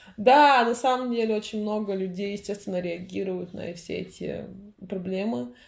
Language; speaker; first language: Russian; native; Russian